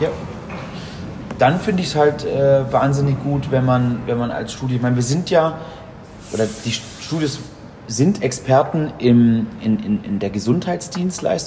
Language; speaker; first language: German; native; German